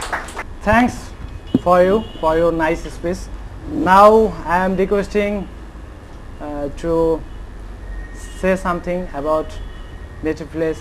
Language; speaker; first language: English; non-native, learner; Bangla